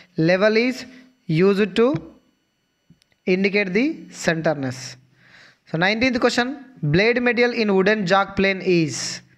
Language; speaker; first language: English; non-native, local second language; Telugu